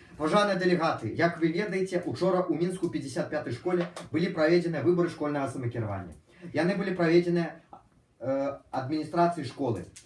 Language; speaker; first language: Belarusian; non-native, local second language; Russian